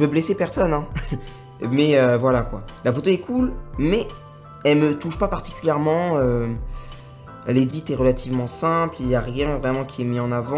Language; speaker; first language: French; native; French